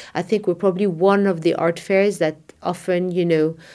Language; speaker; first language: English; non-native, fluent; Arabic